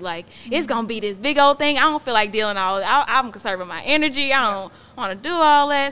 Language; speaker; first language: English; native; English